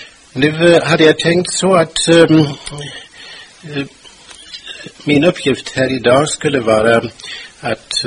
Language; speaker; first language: Swedish; non-native, fluent; German